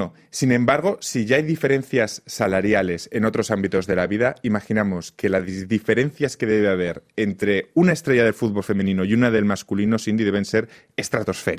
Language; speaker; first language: Spanish; native; Spanish